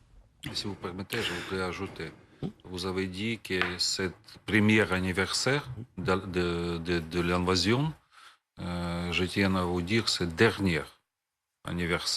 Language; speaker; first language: French; non-native, learner; Ukrainian